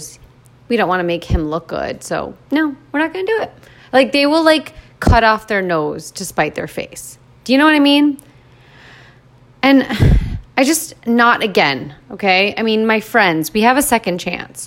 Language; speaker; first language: English; native; English